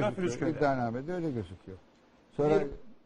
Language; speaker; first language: Turkish; native; Turkish